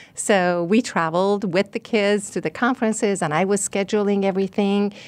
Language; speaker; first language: English; non-native, fluent; Persian